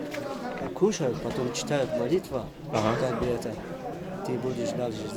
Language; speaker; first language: Russian; non-native, local second language; Tajik